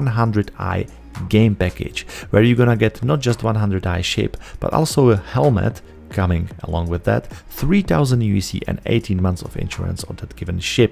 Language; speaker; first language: English; non-native, fluent; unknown